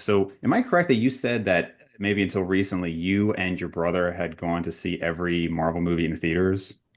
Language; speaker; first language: English; native; English